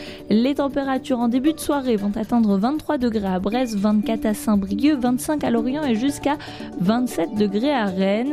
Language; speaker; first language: French; native; French